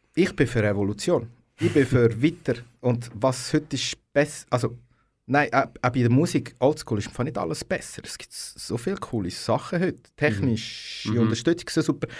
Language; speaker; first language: German; native; German